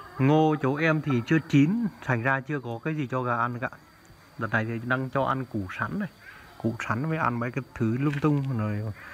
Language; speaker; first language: Vietnamese; non-native, local second language; Hmong